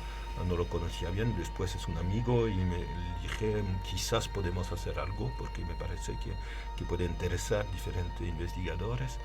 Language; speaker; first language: Spanish; non-native, learner; French